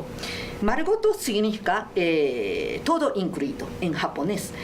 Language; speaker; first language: Spanish; non-native, learner; Japanese